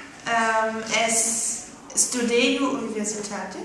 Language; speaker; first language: Latvian; non-native, learner; German